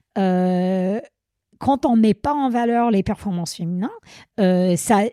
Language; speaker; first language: French; non-native, fluent; English